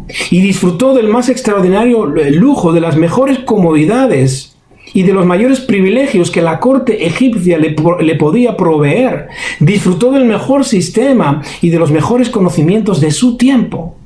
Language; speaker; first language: Spanish; native; Spanish